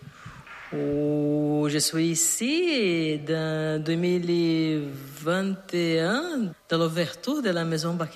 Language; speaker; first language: French; non-native, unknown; Portuguese